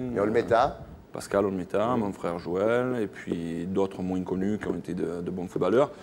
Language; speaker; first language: French; native; French